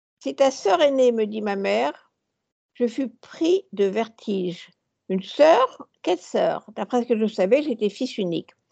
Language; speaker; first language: French; native; French